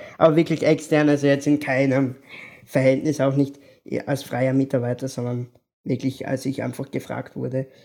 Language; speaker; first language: German; native; German